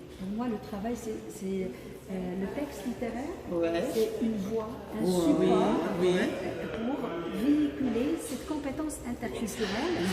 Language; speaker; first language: French; non-native, local second language; Arabic